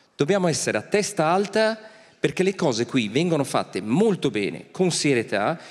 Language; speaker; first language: Italian; non-native, fluent; German